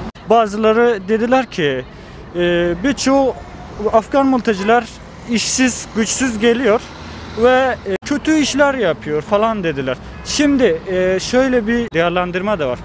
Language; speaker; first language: Turkish; non-native, fluent; Persian